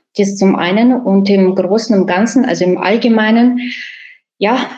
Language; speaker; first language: German; early bilingual, other home language; Russian